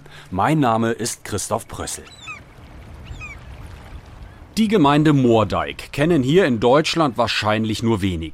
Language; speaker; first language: German; native; German